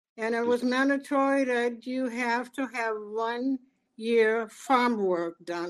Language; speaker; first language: English; non-native, fluent; German